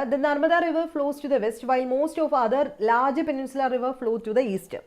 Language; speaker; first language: English; non-native, local second language; Malayalam